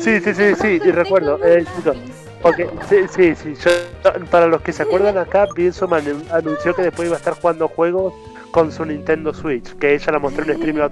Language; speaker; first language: Spanish; native; Spanish